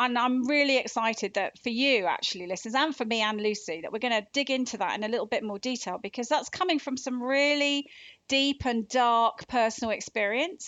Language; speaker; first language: English; native; English